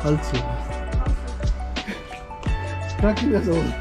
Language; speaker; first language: Russian; non-native, learner; Hindi